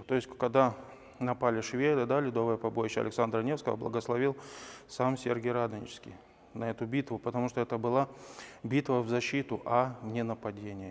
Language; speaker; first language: Russian; non-native, fluent; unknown